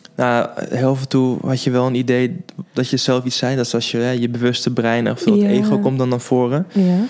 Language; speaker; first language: Dutch; native; Dutch